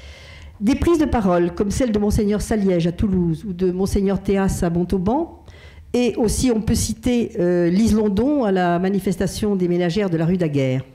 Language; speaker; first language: French; native; French